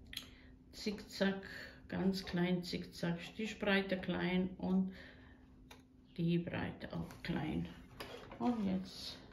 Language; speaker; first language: German; non-native, learner; Croatian